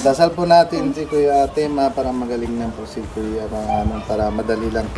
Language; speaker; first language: Filipino; non-native, learner; Hindi